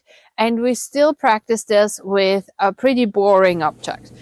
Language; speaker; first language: English; non-native, fluent; German